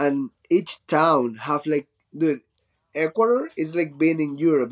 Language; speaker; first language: English; non-native, fluent; Spanish